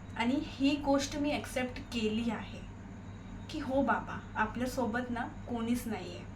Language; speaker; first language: Marathi; non-native, local second language; Hindi